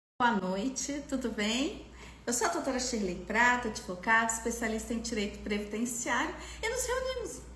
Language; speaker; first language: Portuguese; native; Portuguese